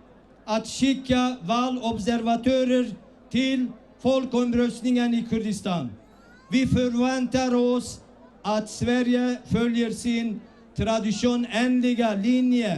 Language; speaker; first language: Swedish; early bilingual, other home language; Kurdish